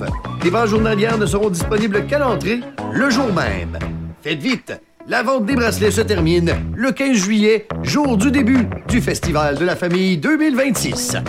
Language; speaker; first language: French; native; French